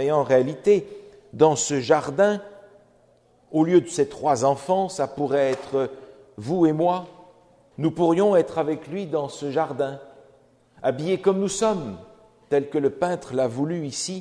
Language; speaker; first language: French; native; French